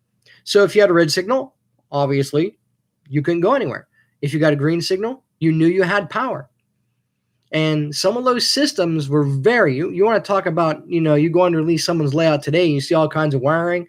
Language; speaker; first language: English; native; English